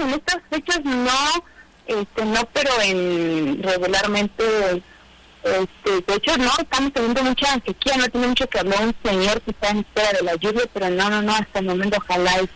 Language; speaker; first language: Spanish; native; Spanish